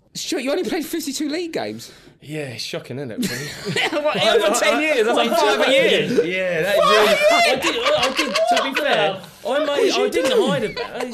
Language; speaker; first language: English; native; English